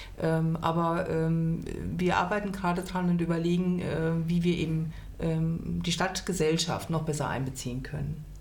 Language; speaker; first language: German; native; German